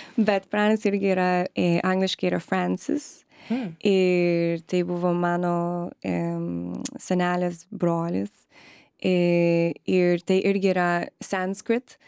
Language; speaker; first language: Lithuanian; early bilingual, other home language; English